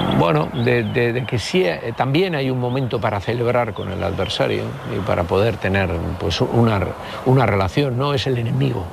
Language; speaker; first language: Spanish; native; Spanish